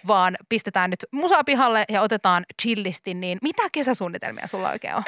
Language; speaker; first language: Finnish; native; Finnish